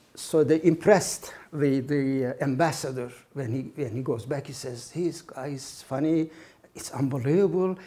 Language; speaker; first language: English; non-native, fluent; Turkish